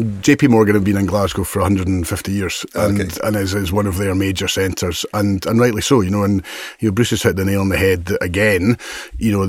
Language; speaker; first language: English; native; English